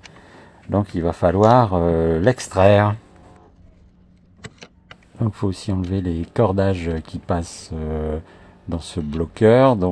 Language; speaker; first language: French; native; French